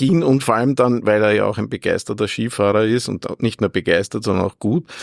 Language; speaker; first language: German; native; German